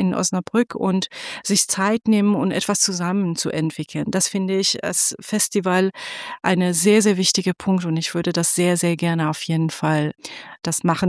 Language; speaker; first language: German; non-native, fluent; Persian